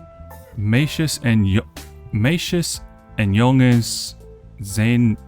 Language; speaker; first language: Dutch; non-native, learner; English